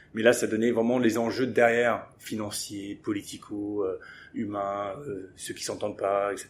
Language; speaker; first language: French; early bilingual, other home language; English